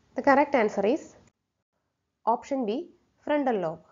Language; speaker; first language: English; non-native, local second language; Malayalam